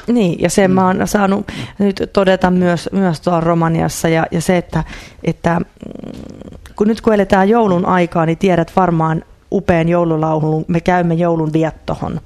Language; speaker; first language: Finnish; native; Finnish